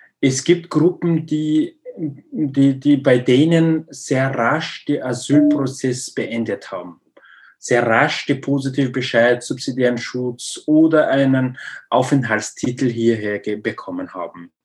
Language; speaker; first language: German; non-native, learner; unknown